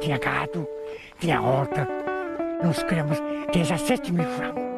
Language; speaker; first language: Portuguese; non-native, learner; Korean